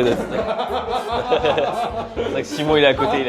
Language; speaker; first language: French; native; French